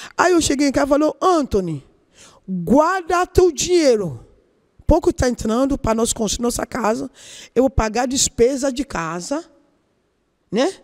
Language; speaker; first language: Portuguese; non-native, learner; Yoruba